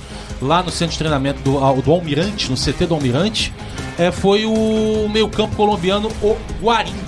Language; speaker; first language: Portuguese; native; Portuguese